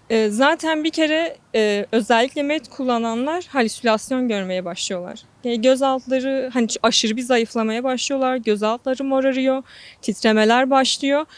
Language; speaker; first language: Turkish; non-native, local second language; Kurdish